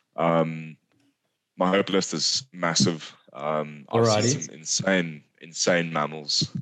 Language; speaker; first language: English; native; English